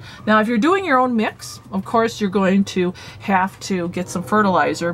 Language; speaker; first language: English; native; English